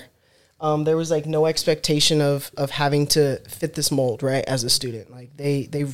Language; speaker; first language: English; native; English